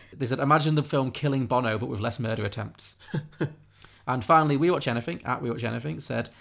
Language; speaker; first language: English; native; English